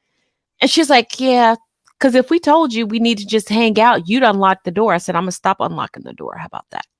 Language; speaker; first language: English; native; English